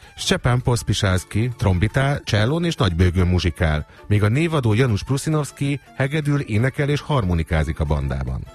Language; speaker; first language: Hungarian; native; Hungarian